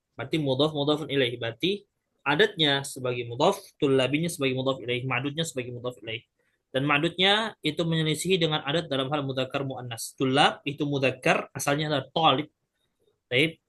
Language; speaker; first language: Indonesian; native; Indonesian